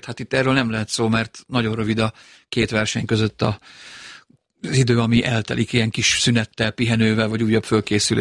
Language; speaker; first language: Hungarian; native; Hungarian